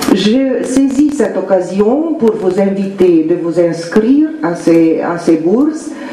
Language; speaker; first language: French; non-native, fluent; Romanian